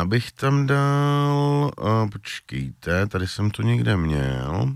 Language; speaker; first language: Czech; native; Czech